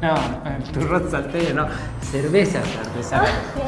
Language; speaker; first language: Spanish; native; Spanish